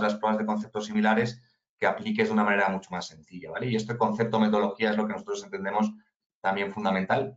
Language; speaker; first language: Spanish; native; Spanish